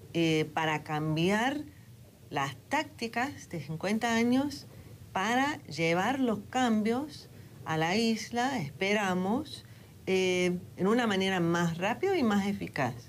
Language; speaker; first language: Spanish; non-native, fluent; English